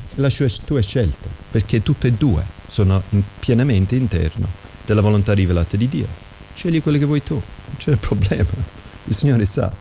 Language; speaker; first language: Italian; non-native, fluent; English